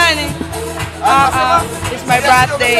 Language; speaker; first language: English; non-native, learner; Swahili